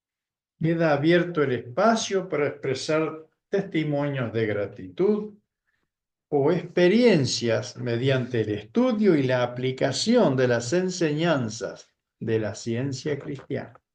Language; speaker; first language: Spanish; native; Spanish